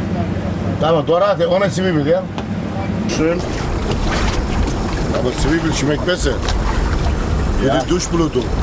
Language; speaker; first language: German; non-native, local second language; Turkish